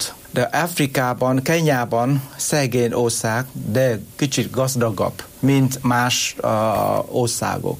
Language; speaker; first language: Hungarian; non-native, learner; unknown